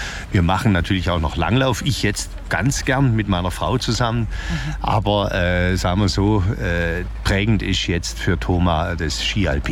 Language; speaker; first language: German; native; German